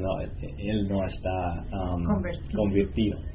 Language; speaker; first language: Spanish; non-native, learner; English